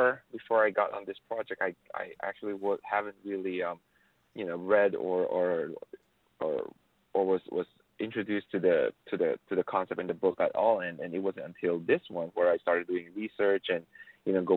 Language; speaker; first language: English; non-native, local second language; Filipino